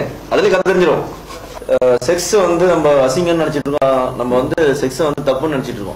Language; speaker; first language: Tamil; native; Tamil